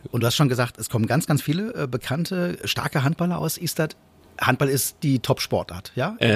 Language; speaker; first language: German; native; German